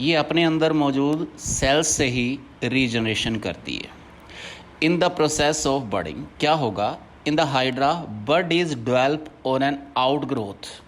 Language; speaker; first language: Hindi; native; Hindi